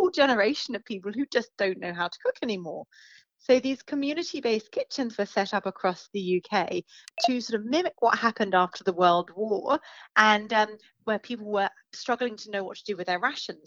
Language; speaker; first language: English; native; English